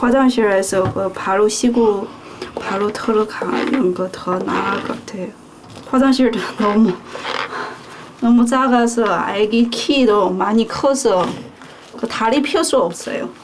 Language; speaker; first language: Korean; non-native, learner; Chinese